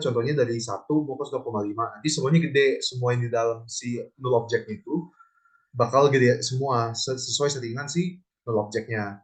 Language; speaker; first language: Indonesian; native; Indonesian